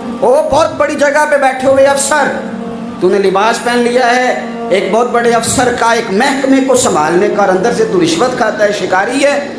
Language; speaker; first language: Urdu; non-native, local second language; Punjabi